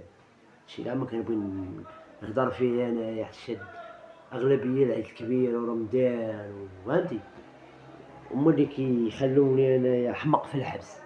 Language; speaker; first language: Arabic; native; Arabic